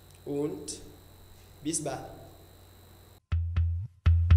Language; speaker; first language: German; non-native, fluent; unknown